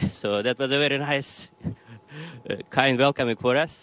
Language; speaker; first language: English; non-native, fluent; Turkish